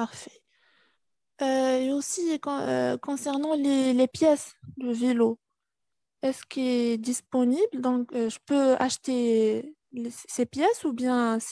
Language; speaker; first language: French; non-native, learner; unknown